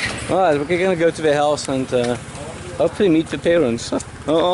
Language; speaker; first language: English; native; English